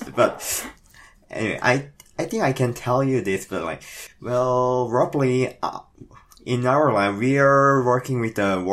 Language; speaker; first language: English; non-native, fluent; Korean